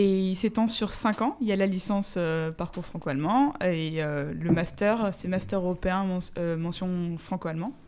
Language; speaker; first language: French; native; French